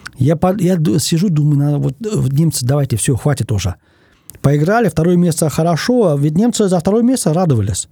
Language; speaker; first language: Russian; non-native, fluent; German